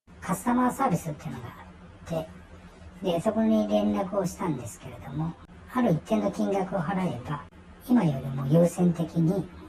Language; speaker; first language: Japanese; native; Japanese